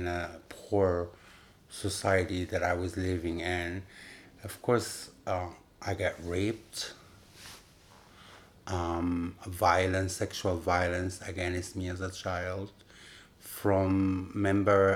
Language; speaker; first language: English; non-native, fluent; Arabic